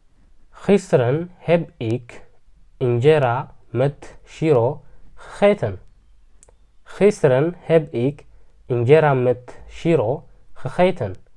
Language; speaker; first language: Dutch; non-native, learner; Tigrinya